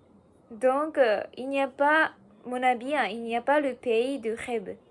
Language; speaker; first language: French; non-native, learner; Japanese